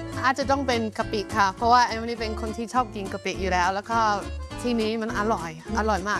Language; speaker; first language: Thai; non-native, fluent; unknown